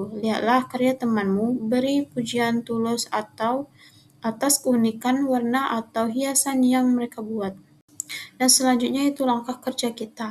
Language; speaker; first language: Indonesian; native; Indonesian